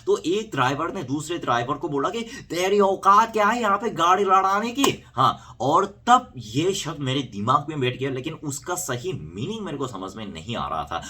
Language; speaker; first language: Hindi; non-native, fluent; Korean